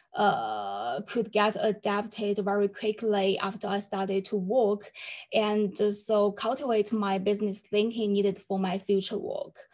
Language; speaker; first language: English; non-native, fluent; Chinese